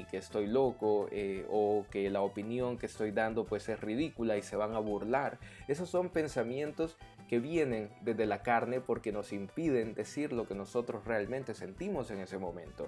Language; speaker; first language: Spanish; native; Spanish